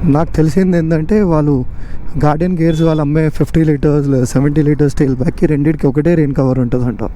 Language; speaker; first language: Telugu; non-native, local second language; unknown